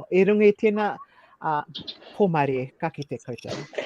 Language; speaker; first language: Māori; non-native, local second language; English